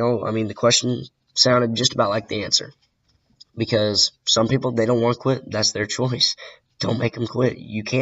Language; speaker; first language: English; native; English